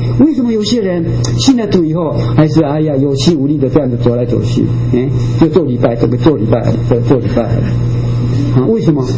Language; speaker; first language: Chinese; non-native, local second language; Japanese